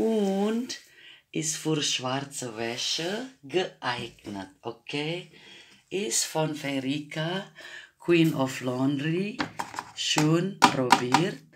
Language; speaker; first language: German; non-native, fluent; Croatian